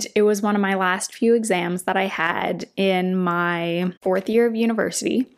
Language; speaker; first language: English; native; English